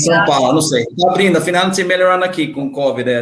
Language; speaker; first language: Portuguese; non-native, learner; English